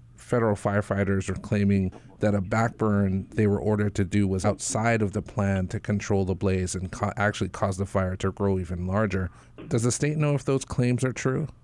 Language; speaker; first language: English; native; English